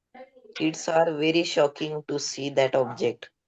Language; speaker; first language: English; non-native, learner; Marathi